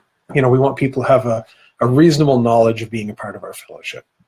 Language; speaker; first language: English; native; English